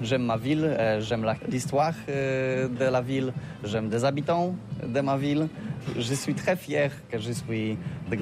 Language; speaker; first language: French; non-native, learner; Polish